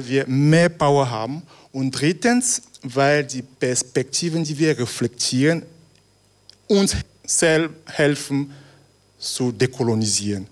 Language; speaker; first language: German; non-native, fluent; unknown